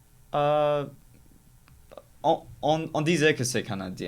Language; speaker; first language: French; non-native, learner; English